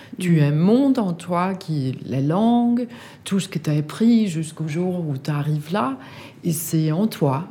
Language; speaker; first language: French; non-native, fluent; Danish